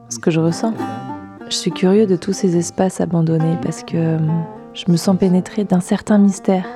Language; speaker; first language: French; native; French